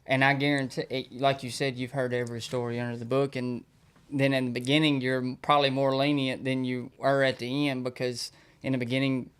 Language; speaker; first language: English; native; English